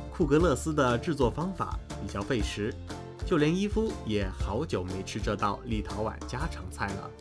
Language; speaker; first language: Chinese; native; Chinese